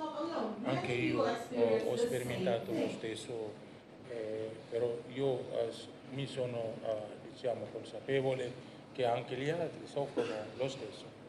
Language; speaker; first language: Italian; non-native, fluent; Indonesian